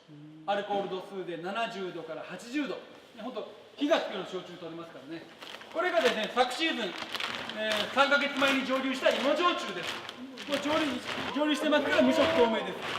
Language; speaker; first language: Japanese; native; Japanese